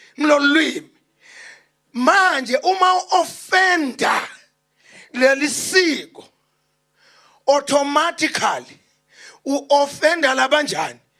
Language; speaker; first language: Zulu; non-native, local second language; Swati